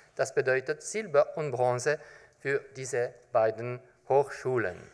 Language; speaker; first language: German; non-native, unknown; French